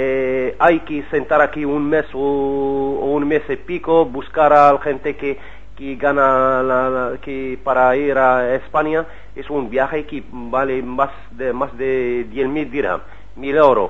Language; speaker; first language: Spanish; non-native, learner; Arabic